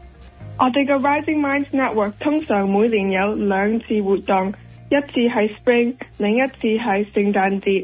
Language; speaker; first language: Cantonese; early bilingual, heritage; Cantonese